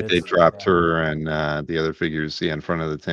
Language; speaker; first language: English; native; English